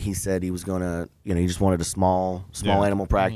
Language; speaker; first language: English; native; English